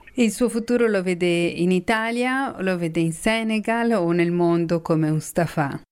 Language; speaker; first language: Italian; native; Italian